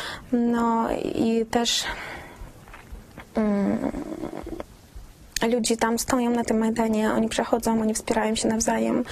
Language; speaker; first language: Polish; non-native, fluent; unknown